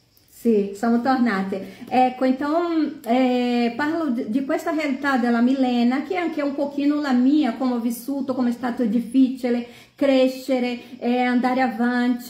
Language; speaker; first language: Italian; non-native, fluent; Portuguese